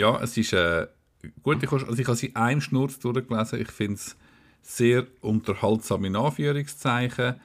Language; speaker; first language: German; native; German